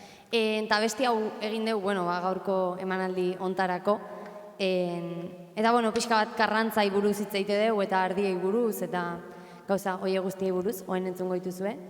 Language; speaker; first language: Basque; native; Basque